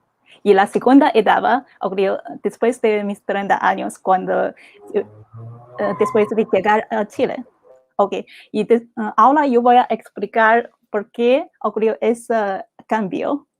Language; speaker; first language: Spanish; non-native, fluent; Chinese